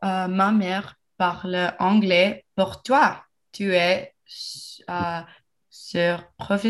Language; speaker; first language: French; non-native, learner; English